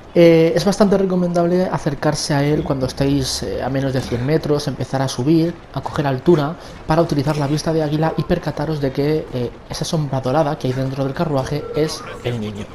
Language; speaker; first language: Spanish; native; Spanish